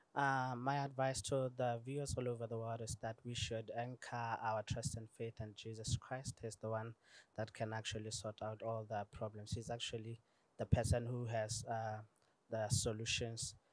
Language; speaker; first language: English; non-native, local second language; Tswana